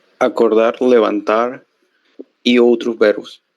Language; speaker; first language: Spanish; non-native, learner; Portuguese